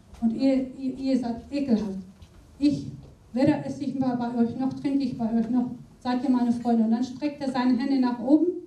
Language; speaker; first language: German; non-native, fluent; Aramaic